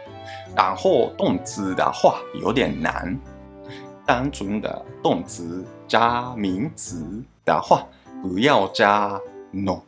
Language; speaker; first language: Chinese; non-native, fluent; Japanese